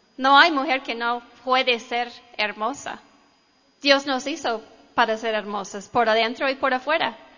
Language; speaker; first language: Spanish; non-native, fluent; English